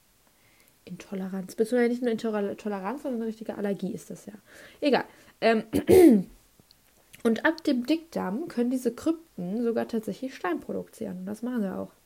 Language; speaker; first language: German; native; German